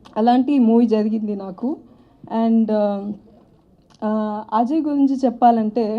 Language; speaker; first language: Telugu; non-native, learner; Tamil